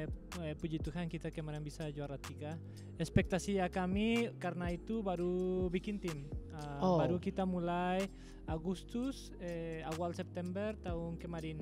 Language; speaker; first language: Indonesian; non-native, fluent; Spanish